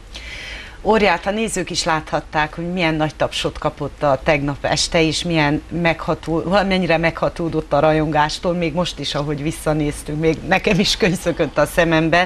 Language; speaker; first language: Hungarian; native; Hungarian